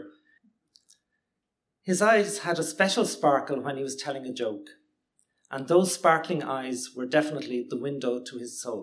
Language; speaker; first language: English; native; English